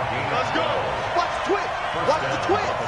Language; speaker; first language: English; native; English